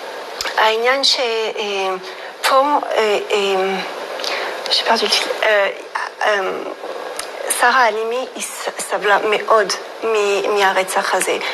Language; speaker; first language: Hebrew; non-native, fluent; French